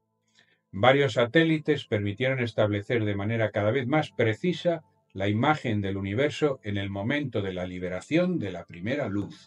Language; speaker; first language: Spanish; native; Spanish